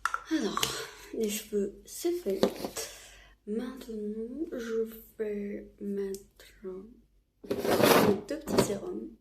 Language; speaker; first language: French; non-native, local second language; Arabic